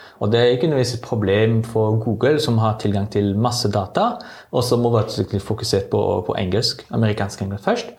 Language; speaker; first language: Norwegian; non-native, fluent; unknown